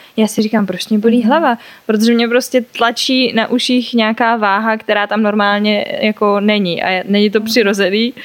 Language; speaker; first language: Czech; native; Czech